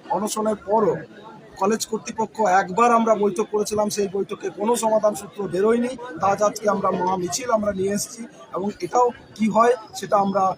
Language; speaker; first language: Bangla; non-native, local second language; Santali